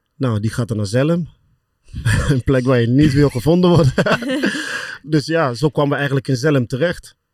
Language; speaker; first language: Dutch; early bilingual, other home language; Lingala